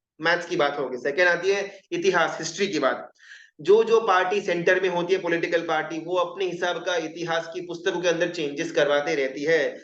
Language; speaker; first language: Hindi; non-native, local second language; Gujarati